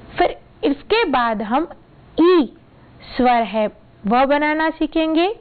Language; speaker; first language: Hindi; non-native, local second language; Gujarati